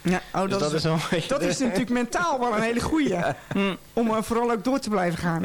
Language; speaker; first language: Dutch; native; Dutch